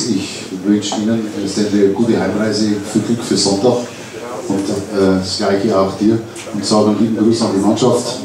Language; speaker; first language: German; native; German